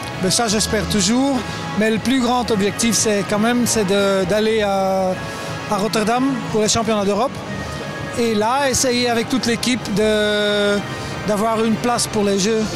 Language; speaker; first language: French; non-native, local second language; Dutch